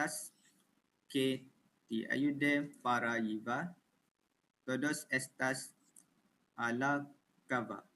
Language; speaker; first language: Spanish; non-native, learner; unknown